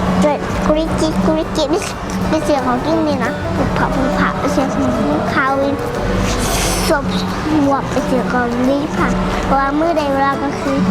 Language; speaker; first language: Thai; native; Thai